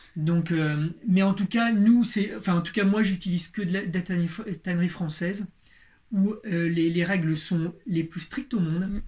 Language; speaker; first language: French; native; French